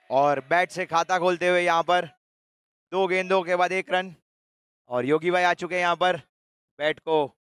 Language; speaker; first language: Hindi; non-native, local second language; Gujarati